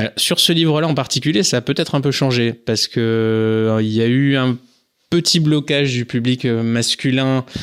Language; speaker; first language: French; native; French